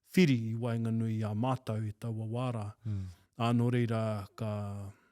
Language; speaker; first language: Māori; native; Māori